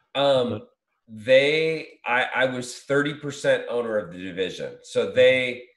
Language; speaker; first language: English; native; English